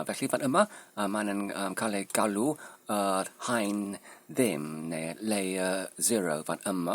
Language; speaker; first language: Welsh; non-native, learner; Polish